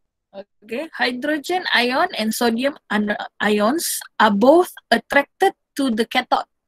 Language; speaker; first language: English; non-native, local second language; Malay